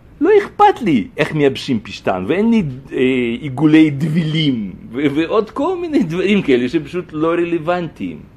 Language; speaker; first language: Hebrew; native; Hebrew